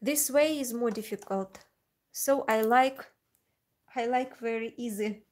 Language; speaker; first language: English; non-native, learner; Russian